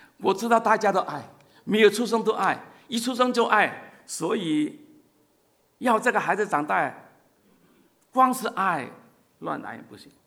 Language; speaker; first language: Chinese; non-native, local second language; Cantonese